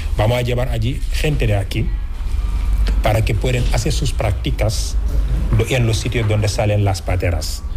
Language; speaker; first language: Spanish; non-native, fluent; Wolof